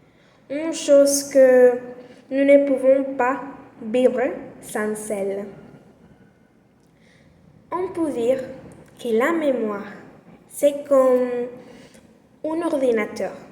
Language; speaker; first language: French; non-native, learner; Spanish